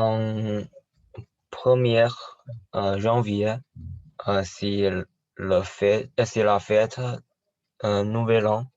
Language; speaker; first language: French; non-native, learner; Chinese